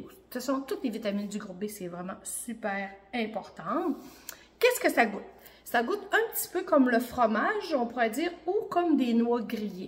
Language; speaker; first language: French; native; French